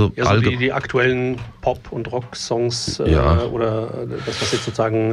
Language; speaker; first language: German; native; German